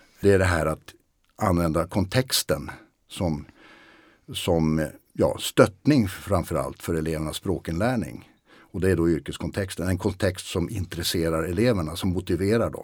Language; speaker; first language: Swedish; native; Swedish